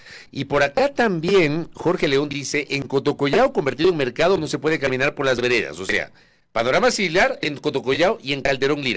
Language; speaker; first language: Spanish; native; Spanish